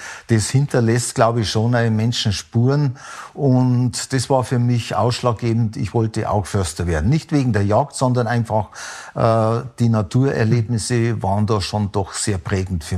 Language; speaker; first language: German; native; German